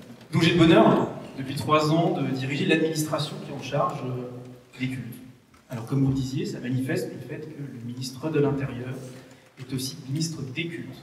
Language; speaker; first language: French; native; French